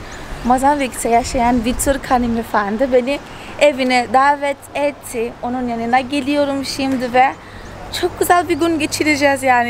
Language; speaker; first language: Turkish; non-native, fluent; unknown